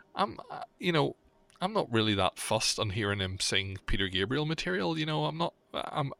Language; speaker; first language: English; native; English